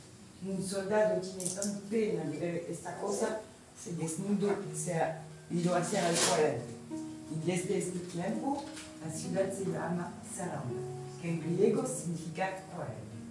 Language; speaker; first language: Spanish; non-native, learner; Greek